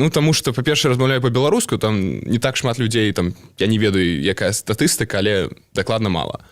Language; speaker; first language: Belarusian; non-native, local second language; Russian